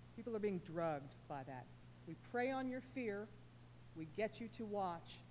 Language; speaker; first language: English; native; English